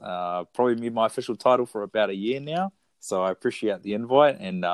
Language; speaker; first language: English; native; English